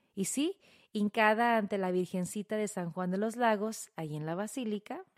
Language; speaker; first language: Spanish; early bilingual, heritage; Spanish